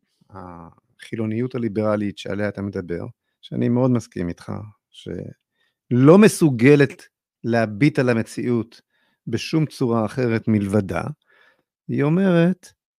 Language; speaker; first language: Hebrew; native; Hebrew